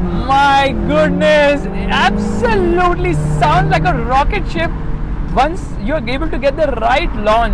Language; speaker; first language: English; non-native, local second language; Hindi